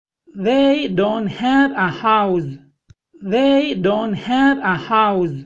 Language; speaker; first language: English; non-native, fluent; Spanish